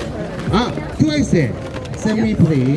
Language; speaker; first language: Korean; native; Korean